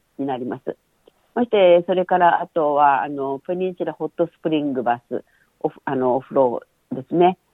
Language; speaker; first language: Japanese; native; Japanese